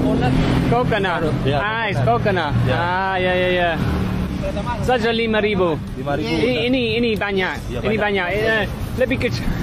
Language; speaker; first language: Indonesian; non-native, learner; English